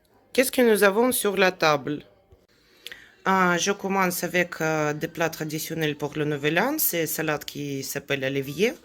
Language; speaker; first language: French; non-native, fluent; Russian